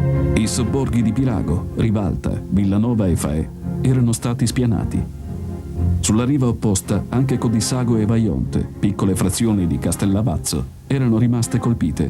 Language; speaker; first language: Italian; native; Italian